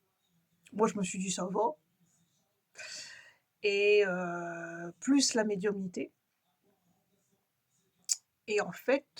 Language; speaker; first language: French; native; French